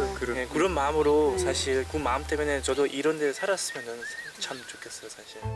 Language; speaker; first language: Korean; non-native, fluent; German